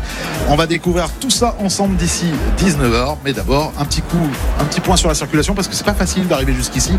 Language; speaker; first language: French; native; French